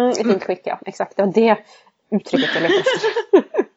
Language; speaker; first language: Swedish; native; Swedish